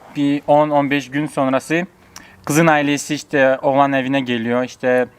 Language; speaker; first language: Turkish; early bilingual, heritage; Turkish